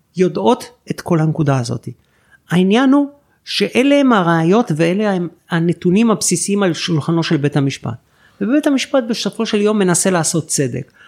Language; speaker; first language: Hebrew; native; Hebrew